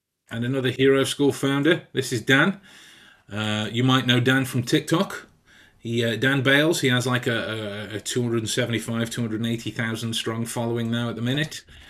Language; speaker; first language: English; native; English